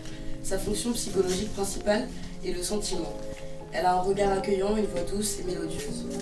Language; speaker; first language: French; native; French